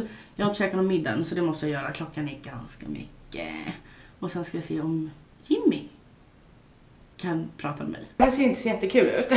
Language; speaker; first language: Swedish; native; Swedish